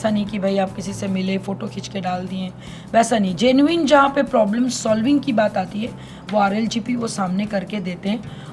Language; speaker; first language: Hindi; non-native, local second language; Bangla